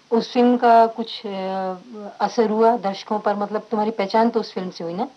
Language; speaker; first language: Hindi; native; Hindi